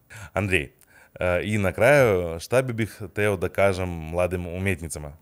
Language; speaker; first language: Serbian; non-native, fluent; Russian